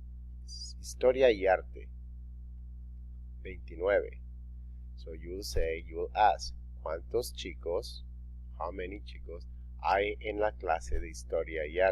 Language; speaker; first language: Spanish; non-native, fluent; English